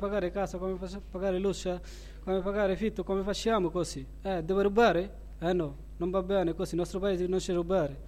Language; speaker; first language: Italian; non-native, learner; Bangla